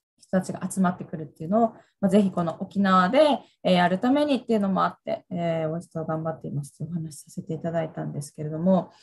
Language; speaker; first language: Japanese; native; Japanese